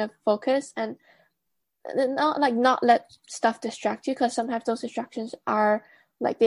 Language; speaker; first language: English; non-native, local second language; Cantonese